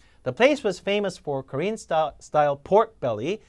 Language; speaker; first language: English; non-native, fluent; Korean